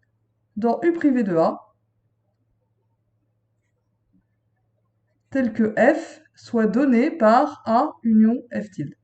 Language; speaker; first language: French; native; French